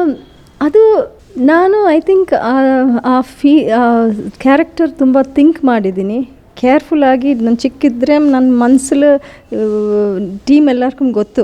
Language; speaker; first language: Kannada; non-native, learner; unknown